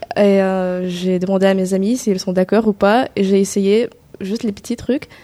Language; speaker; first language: French; non-native, fluent; Kazakh